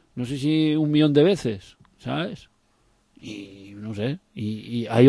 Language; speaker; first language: Spanish; non-native, local second language; Catalan